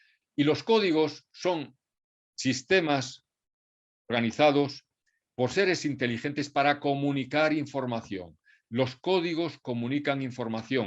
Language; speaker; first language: Spanish; native; Spanish